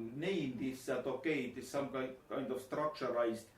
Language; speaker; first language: English; non-native, learner; Estonian